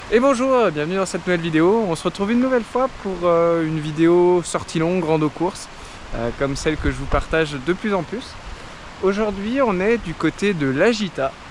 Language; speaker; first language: French; native; French